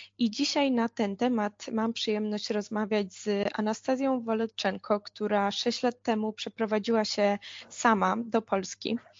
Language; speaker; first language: Polish; native; Polish